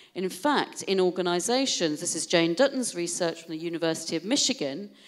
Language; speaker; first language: English; native; English